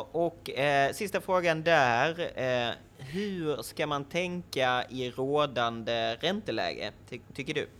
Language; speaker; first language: Swedish; native; Swedish